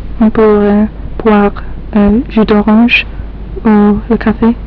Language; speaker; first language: French; non-native, learner; Polish